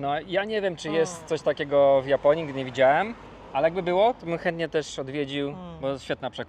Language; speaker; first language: Polish; native; Polish